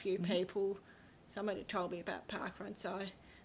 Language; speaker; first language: English; native; English